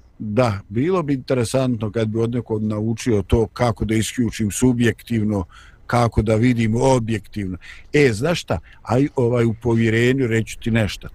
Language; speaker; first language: Bosnian; native; Bosnian